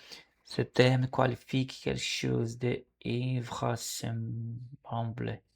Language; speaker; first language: French; non-native, learner; Portuguese